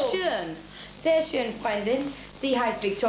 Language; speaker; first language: German; non-native, learner; English